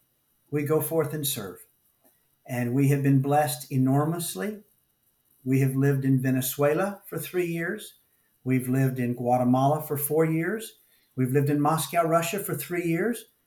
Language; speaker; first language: English; native; English